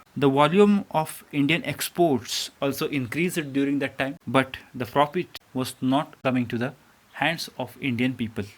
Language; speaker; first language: English; non-native, local second language; Kannada